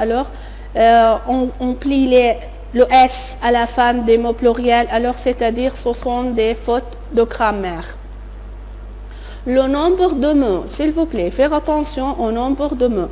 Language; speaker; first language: French; non-native, fluent; Arabic